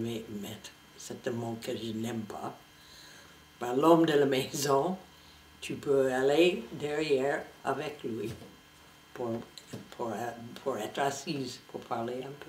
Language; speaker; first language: French; non-native, fluent; English